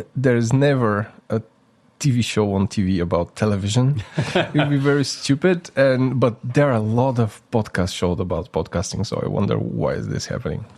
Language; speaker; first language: English; non-native, fluent; Bulgarian